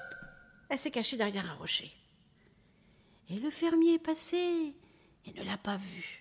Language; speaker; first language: French; native; French